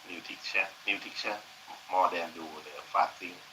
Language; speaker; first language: English; non-native, learner; Thai